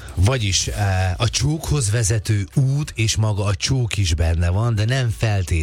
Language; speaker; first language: Hungarian; native; Hungarian